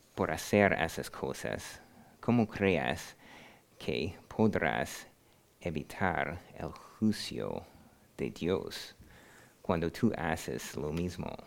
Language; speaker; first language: Spanish; non-native, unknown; English